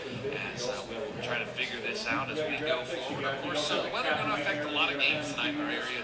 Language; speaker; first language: English; native; English